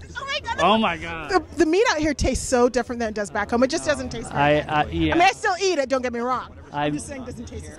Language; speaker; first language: English; native; English